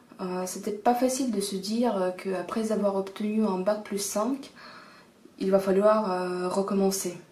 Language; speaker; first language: French; non-native, fluent; Russian